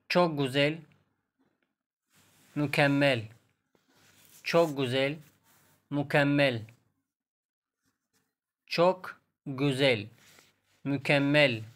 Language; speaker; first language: Turkish; non-native, fluent; Persian